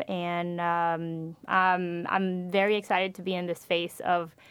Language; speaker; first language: English; non-native, fluent; Spanish